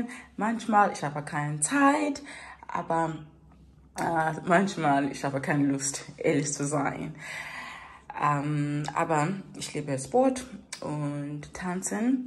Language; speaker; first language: German; non-native, learner; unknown